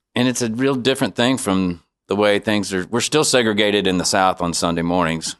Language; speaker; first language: English; native; English